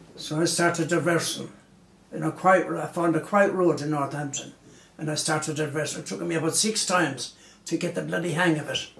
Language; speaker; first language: English; native; English